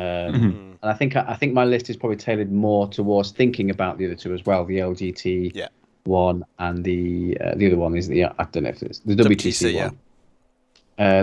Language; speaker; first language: English; native; English